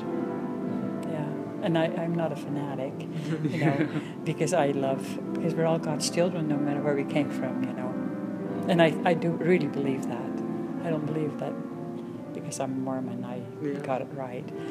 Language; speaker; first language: English; non-native, fluent; Dutch